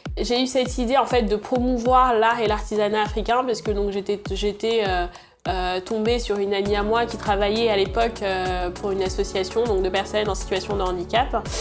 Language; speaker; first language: French; early bilingual, other home language; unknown